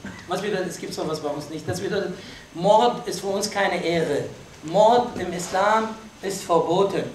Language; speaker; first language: German; non-native, fluent; Arabic